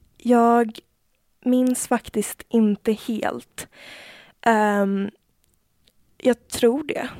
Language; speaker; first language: Swedish; native; Swedish